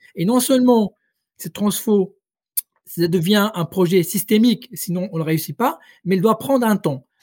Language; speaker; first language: French; non-native, local second language; Arabic